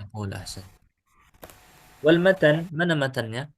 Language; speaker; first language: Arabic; non-native, fluent; Indonesian